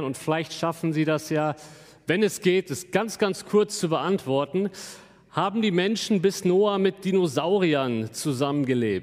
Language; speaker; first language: German; native; German